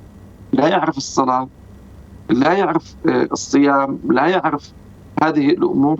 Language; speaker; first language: Arabic; native; Arabic